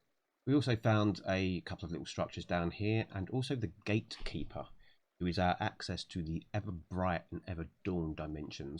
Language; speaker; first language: English; native; English